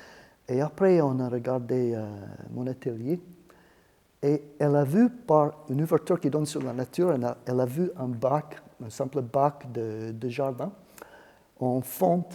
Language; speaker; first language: French; non-native, fluent; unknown